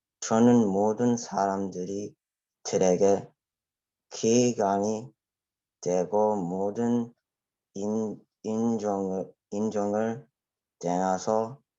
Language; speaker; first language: Korean; early bilingual, heritage; Korean